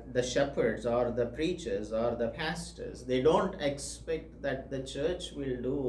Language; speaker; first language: English; non-native, local second language; Telugu